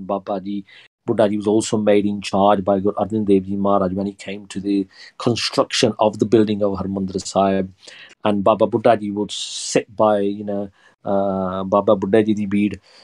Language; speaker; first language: English; early bilingual, other home language; Punjabi